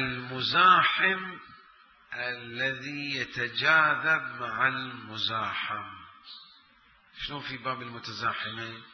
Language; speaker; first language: Arabic; native; Arabic